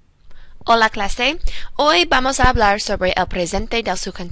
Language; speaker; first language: Spanish; non-native, fluent; English